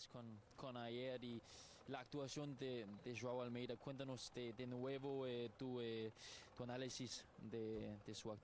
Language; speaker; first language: Spanish; non-native, learner; Portuguese